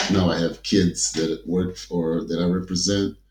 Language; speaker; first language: English; early bilingual, other home language; Kabuverdianu